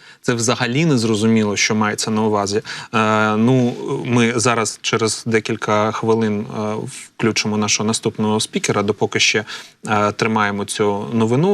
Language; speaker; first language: Ukrainian; native; Ukrainian